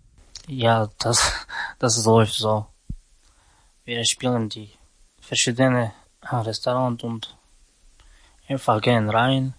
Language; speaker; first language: German; non-native, learner; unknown